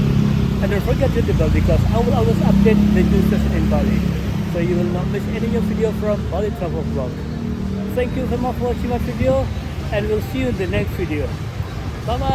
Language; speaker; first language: English; non-native, learner; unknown